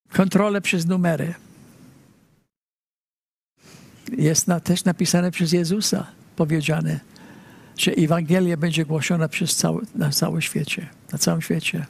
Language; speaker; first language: Polish; early bilingual, heritage; Polish